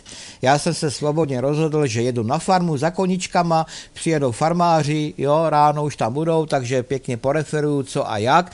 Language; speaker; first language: Czech; native; Czech